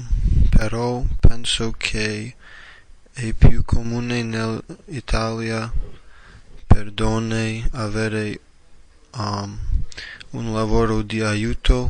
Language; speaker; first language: Italian; non-native, learner; English